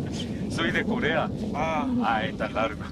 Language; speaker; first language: Spanish; non-native, learner; Korean